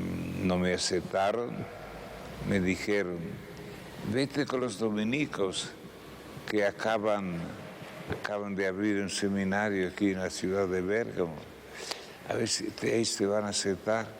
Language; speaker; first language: Spanish; non-native, fluent; Italian